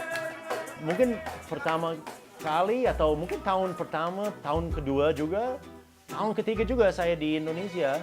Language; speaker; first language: Indonesian; non-native, fluent; English